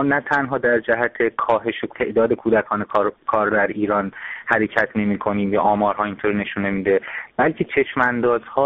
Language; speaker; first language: Persian; native; Persian